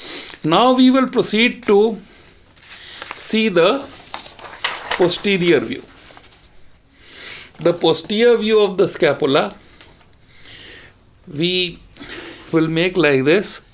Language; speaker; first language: English; non-native, local second language; Hindi